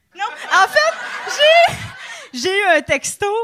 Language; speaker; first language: French; native; French